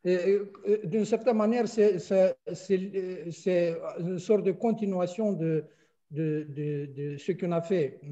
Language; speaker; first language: French; non-native, fluent; Russian